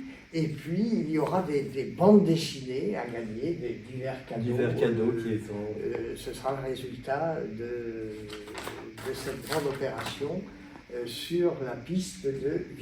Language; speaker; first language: French; native; French